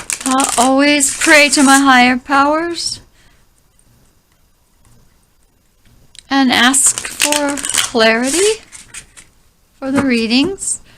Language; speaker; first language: English; native; English